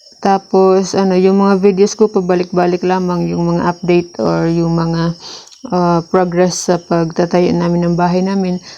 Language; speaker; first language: Filipino; non-native, local second language; Cebuano